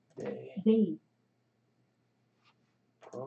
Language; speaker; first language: Italian; non-native, learner; English